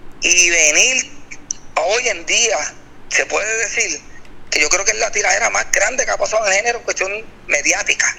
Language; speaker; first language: Spanish; native; Spanish